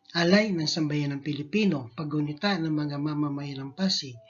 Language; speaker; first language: Filipino; native; Filipino